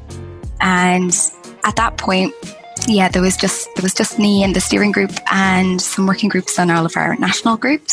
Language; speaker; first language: English; native; English